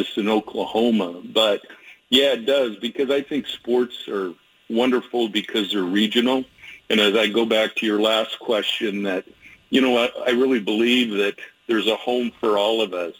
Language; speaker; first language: English; native; English